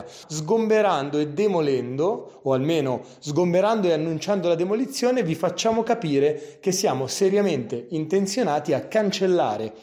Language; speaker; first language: Italian; native; Italian